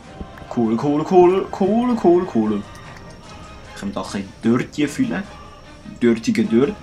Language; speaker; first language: German; native; German